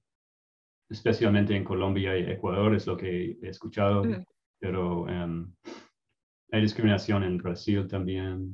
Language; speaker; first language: Spanish; non-native, fluent; English